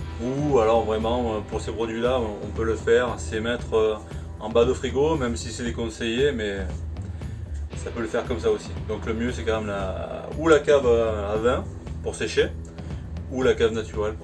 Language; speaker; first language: French; native; French